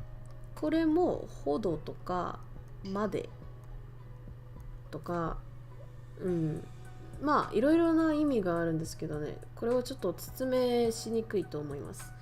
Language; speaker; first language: Japanese; non-native, fluent; Vietnamese